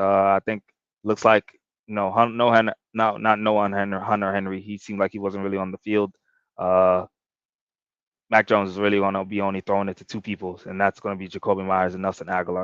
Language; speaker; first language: English; native; English